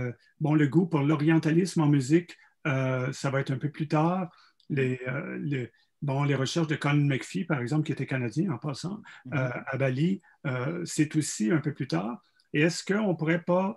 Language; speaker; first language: French; native; French